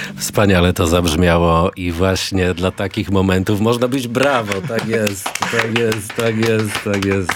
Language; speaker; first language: Polish; native; Polish